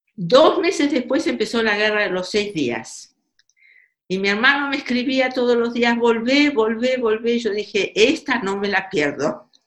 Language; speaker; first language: Spanish; native; Spanish